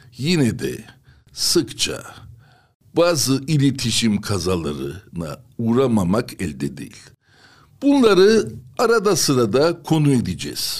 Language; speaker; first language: Turkish; non-native, local second language; Armenian